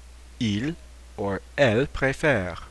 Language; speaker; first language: French; non-native, fluent; English